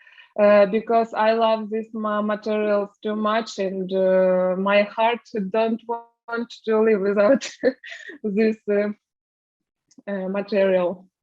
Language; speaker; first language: English; non-native, learner; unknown